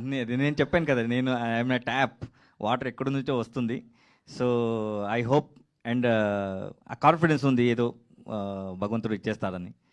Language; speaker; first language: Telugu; non-native, learner; Kannada